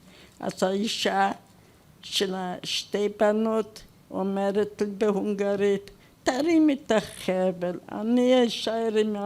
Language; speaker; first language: Hebrew; non-native, fluent; Hungarian